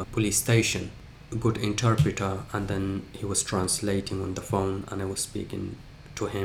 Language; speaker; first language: English; early bilingual, other home language; Persian